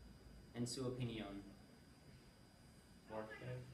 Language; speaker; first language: Spanish; non-native, learner; English